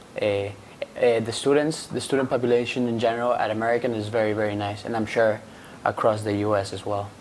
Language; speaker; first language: English; non-native, fluent; Spanish